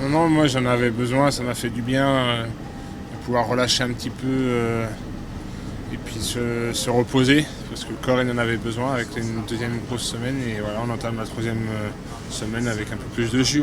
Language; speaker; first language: French; native; French